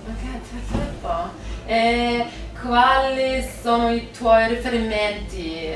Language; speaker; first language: Italian; non-native, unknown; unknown